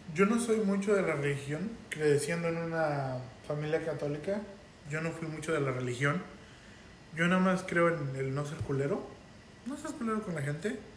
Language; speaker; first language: Spanish; native; Spanish